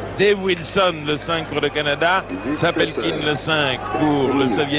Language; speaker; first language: French; native; French